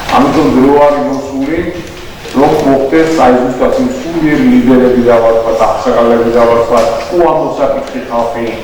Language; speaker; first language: Georgian; non-native, local second language; Azerbaijani